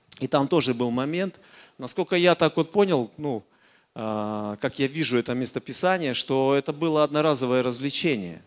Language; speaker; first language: Russian; native; Russian